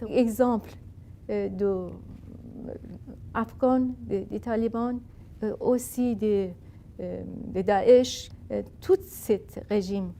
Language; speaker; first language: French; non-native, fluent; Persian